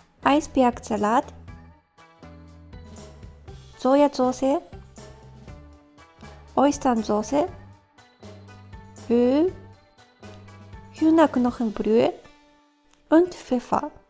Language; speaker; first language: German; non-native, learner; Japanese